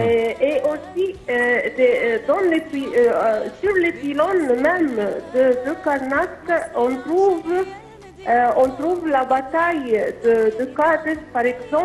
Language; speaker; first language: French; non-native, local second language; Arabic